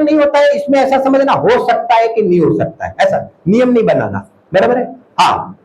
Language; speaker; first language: Hindi; non-native, local second language; Gujarati